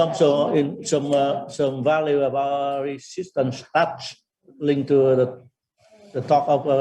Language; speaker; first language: English; non-native, fluent; Vietnamese